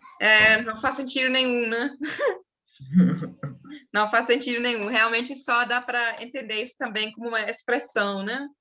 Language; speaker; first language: Portuguese; non-native, fluent; German